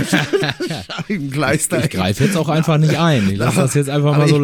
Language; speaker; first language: German; native; German